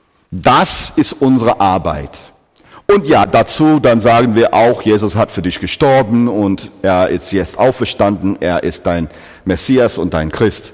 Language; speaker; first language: German; non-native, fluent; English